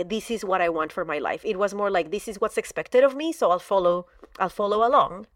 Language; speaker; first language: English; non-native, fluent; Spanish